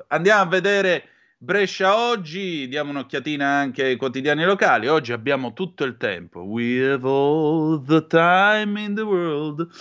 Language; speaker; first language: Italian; native; Italian